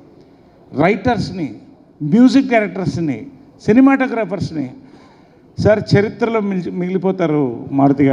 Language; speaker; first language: Telugu; native; Telugu